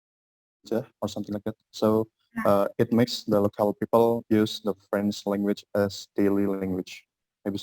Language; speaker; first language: English; non-native, learner; Indonesian